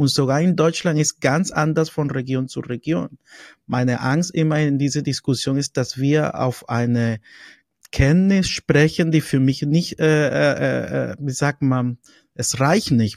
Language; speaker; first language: German; non-native, fluent; Spanish